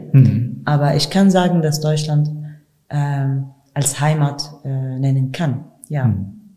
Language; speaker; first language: German; non-native, fluent; Arabic